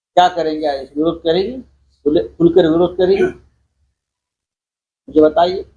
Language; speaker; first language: Hindi; non-native, local second language; Marathi